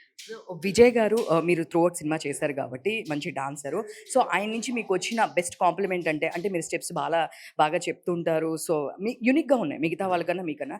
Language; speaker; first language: Telugu; native; Telugu